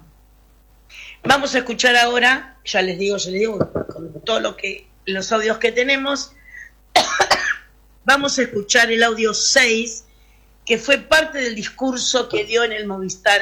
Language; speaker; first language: Spanish; native; Spanish